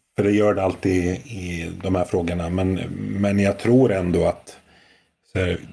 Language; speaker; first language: Swedish; native; Swedish